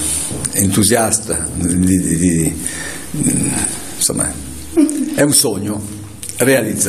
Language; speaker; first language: Italian; native; Italian